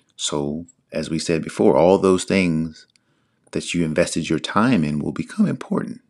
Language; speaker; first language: English; native; English